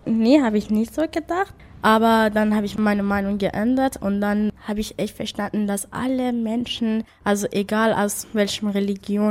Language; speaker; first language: German; non-native, learner; Persian